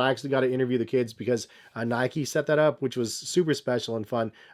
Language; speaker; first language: English; native; English